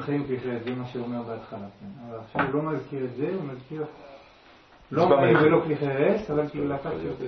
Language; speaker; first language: Hebrew; non-native, fluent; French